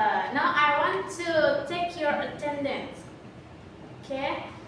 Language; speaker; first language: English; non-native, learner; Indonesian